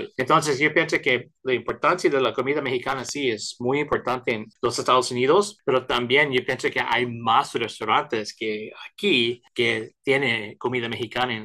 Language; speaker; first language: Spanish; early bilingual, heritage; Spanish